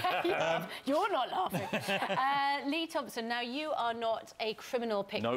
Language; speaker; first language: English; native; English